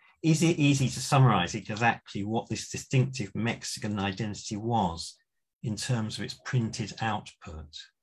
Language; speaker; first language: English; native; English